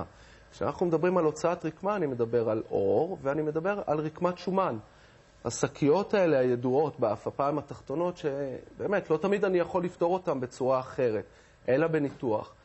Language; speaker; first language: Hebrew; native; Hebrew